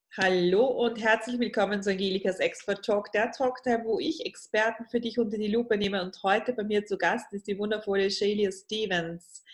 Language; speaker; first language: German; native; German